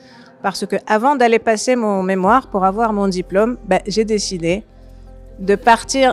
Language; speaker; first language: French; non-native, local second language; Arabic